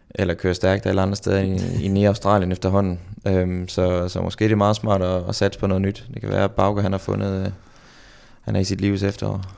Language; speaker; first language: Danish; native; Danish